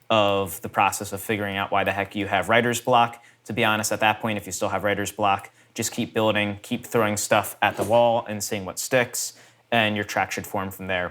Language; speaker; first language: English; native; English